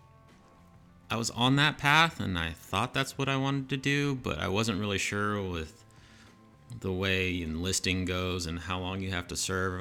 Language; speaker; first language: English; native; English